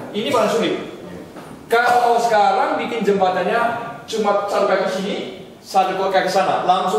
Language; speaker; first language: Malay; non-native, fluent; Chinese